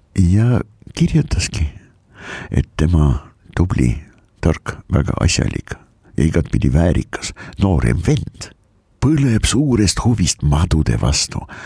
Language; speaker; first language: Estonian; non-native, local second language; Russian